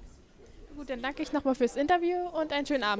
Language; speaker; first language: German; native; German